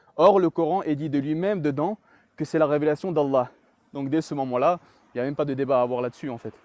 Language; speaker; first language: French; early bilingual, other home language; Chechen